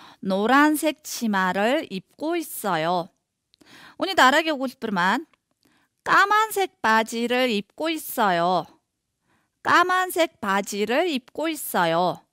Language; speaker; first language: Korean; non-native, fluent; Mongolian